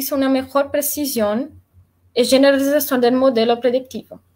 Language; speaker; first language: Spanish; non-native, learner; Portuguese